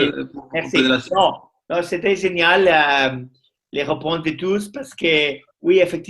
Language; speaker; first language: French; non-native, learner; Spanish